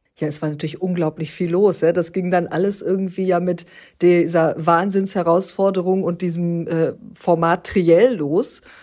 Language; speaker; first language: German; early bilingual, other home language; Turkish